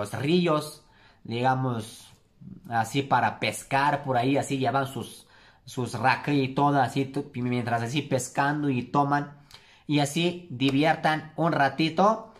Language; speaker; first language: Spanish; non-native, learner; Turkish